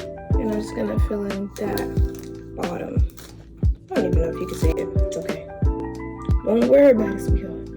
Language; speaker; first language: English; native; English